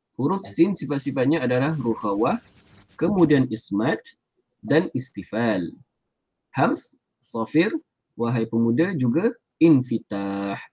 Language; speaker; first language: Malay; native; Malay